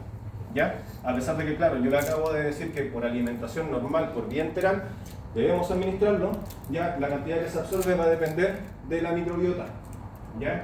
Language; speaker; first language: Spanish; native; Spanish